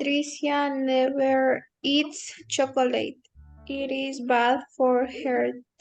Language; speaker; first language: English; non-native, learner; Spanish